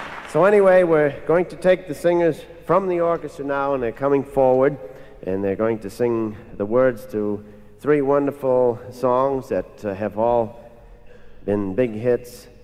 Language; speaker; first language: English; native; English